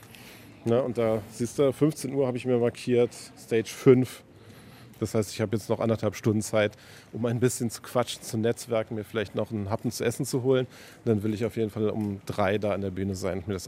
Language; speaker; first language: German; native; German